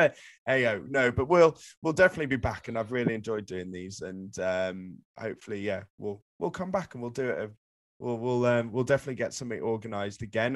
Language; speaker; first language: English; native; English